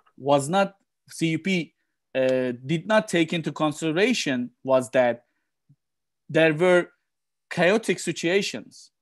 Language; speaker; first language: English; non-native, fluent; Turkish